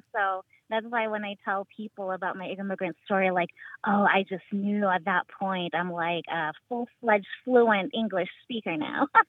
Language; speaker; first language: English; early bilingual, other home language; Filipino